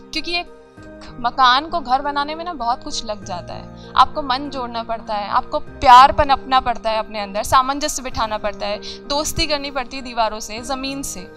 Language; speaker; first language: Hindi; native; Hindi